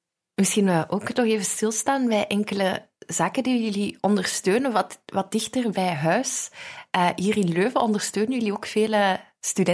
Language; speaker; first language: Dutch; native; Dutch